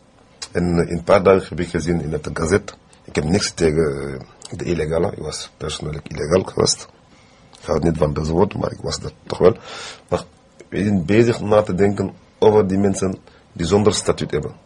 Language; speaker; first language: Dutch; non-native, fluent; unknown